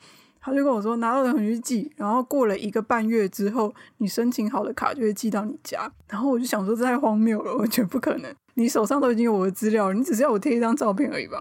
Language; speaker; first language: Chinese; native; Chinese